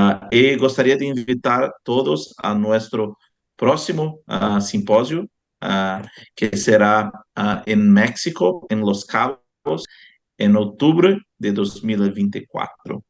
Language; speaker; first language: Spanish; non-native, fluent; Portuguese